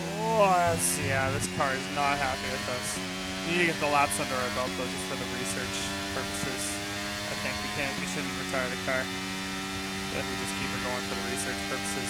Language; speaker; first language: English; native; English